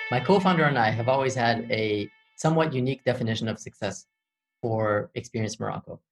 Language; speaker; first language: English; early bilingual, other home language; Arabic